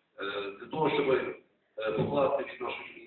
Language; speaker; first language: Ukrainian; native; Ukrainian